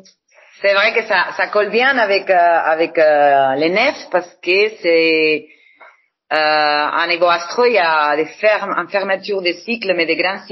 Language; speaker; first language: French; non-native, fluent; Spanish